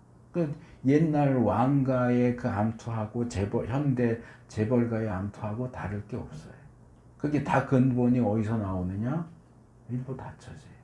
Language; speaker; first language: Korean; native; Korean